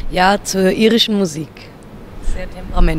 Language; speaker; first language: German; native; German